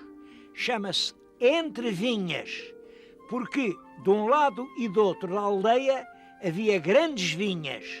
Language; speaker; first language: Portuguese; native; Portuguese